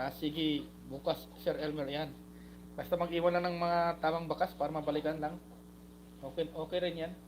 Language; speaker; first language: Filipino; non-native, local second language; Hiligaynon